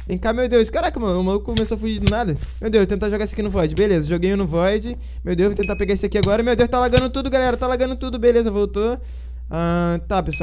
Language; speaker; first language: Portuguese; native; Portuguese